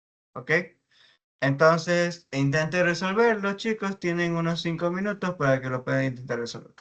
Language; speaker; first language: Spanish; native; Spanish